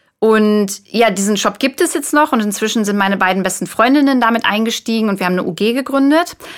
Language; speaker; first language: German; native; German